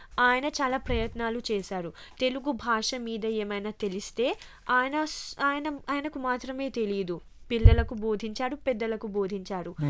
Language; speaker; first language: Telugu; early bilingual, heritage; Telugu